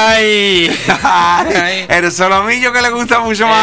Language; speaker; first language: Spanish; native; Spanish